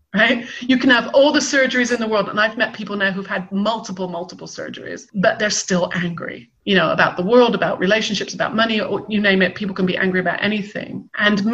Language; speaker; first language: English; native; English